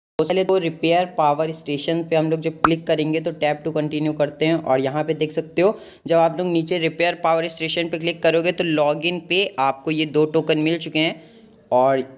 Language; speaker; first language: Hindi; native; Hindi